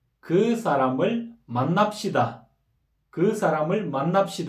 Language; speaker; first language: Korean; non-native, fluent; Kyrgyz